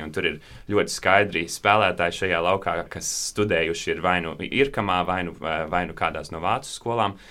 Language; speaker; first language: Latvian; native; Latvian